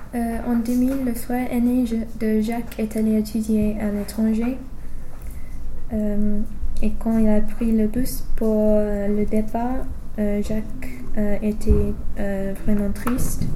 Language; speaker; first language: French; non-native, fluent; English